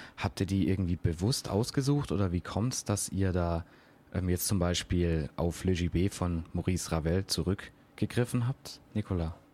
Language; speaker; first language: German; native; German